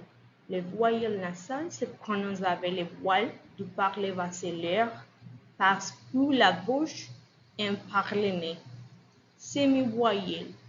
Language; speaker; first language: French; non-native, learner; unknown